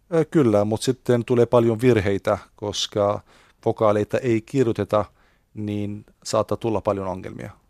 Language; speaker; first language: Finnish; non-native, fluent; Arabic